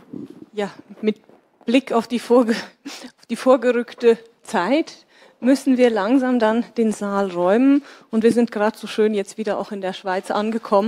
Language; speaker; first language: German; native; German